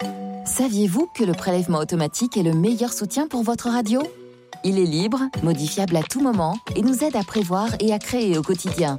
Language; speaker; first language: French; native; French